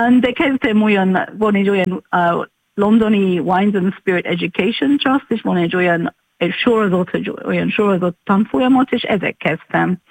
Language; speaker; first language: Hungarian; non-native, learner; English